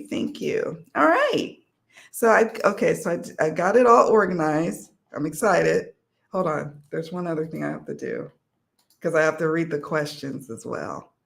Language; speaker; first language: English; native; English